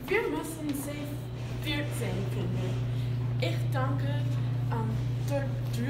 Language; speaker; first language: German; non-native, learner; English